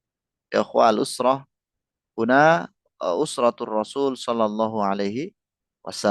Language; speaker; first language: Arabic; non-native, fluent; Indonesian